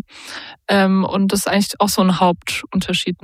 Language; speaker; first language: German; native; German